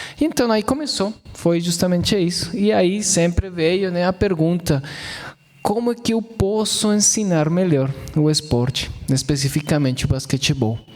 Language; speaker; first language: Portuguese; non-native, fluent; Spanish